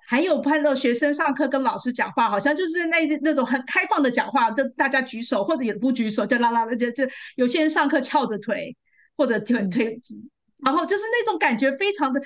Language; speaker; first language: Chinese; native; Chinese